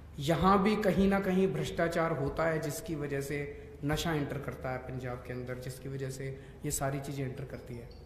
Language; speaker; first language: Hindi; native; Hindi